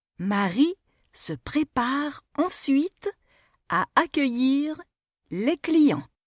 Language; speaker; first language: French; non-native, local second language; Arabic